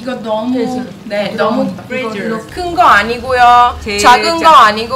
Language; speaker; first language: Korean; non-native, learner; Italian